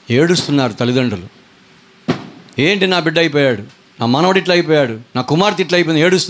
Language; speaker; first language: Telugu; native; Telugu